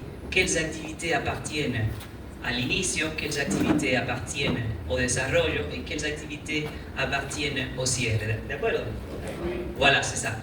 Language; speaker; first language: French; non-native, fluent; Spanish